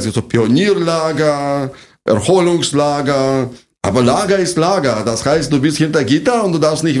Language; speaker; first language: German; non-native, fluent; Russian